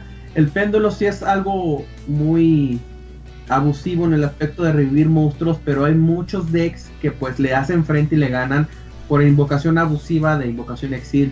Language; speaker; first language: Spanish; native; Spanish